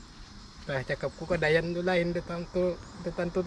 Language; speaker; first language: Malay; native; Malay